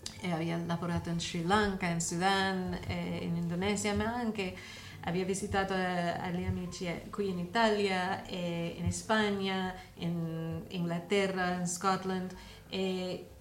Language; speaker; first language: Italian; non-native, learner; English